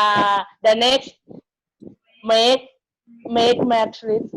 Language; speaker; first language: English; non-native, learner; Thai